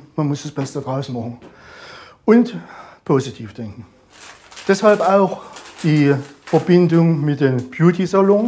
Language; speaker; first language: German; native; German